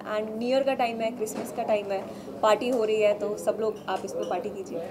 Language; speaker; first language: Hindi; non-native, local second language; Punjabi